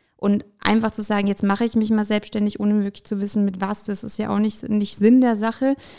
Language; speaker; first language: German; early bilingual, other home language; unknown